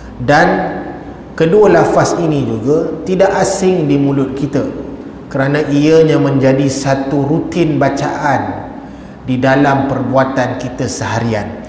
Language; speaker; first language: Malay; native; Malay